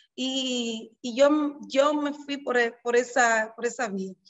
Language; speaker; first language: Spanish; native; Spanish